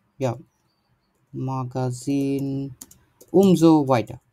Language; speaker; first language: German; non-native, learner; Bangla